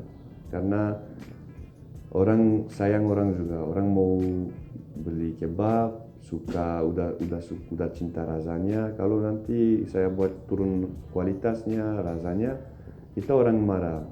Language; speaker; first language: Indonesian; non-native, fluent; Turkish